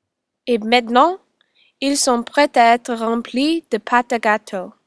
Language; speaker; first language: French; non-native, learner; English